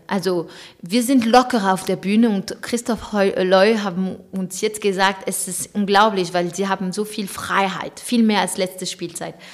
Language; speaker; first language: German; non-native, fluent; French